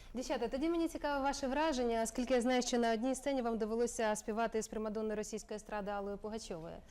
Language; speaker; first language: Ukrainian; native; Ukrainian